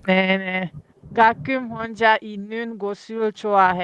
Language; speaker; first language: Korean; non-native, learner; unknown